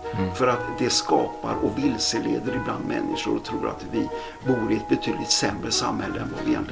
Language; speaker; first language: Swedish; native; Swedish